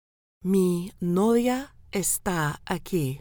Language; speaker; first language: Spanish; non-native, learner; English